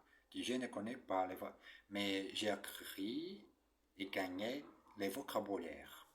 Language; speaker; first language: French; non-native, learner; Portuguese